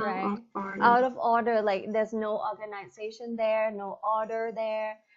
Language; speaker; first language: English; non-native, fluent; Thai